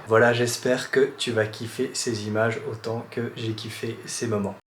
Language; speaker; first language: French; native; French